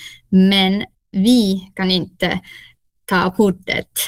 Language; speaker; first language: Swedish; non-native, fluent; Finnish